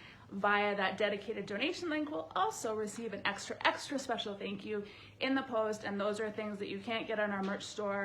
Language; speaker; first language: English; native; English